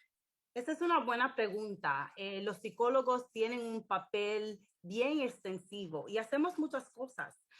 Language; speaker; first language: Spanish; early bilingual, heritage; English